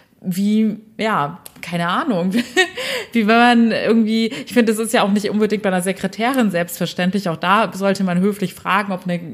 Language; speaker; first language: German; early bilingual, other home language; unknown